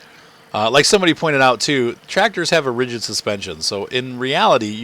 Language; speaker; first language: English; native; English